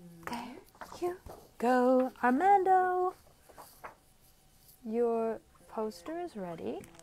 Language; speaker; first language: English; non-native, fluent; French